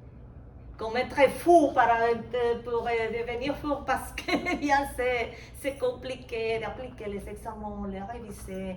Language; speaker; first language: French; non-native, fluent; Spanish